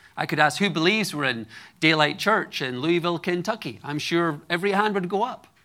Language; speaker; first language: English; native; English